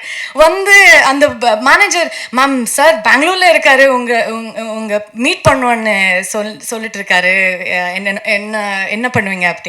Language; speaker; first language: Tamil; non-native, learner; Kannada